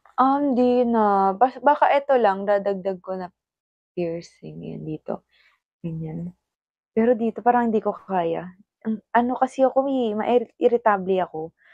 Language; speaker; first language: Filipino; native; Filipino